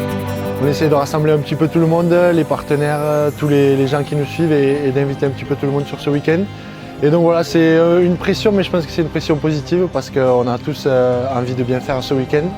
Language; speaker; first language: French; native; French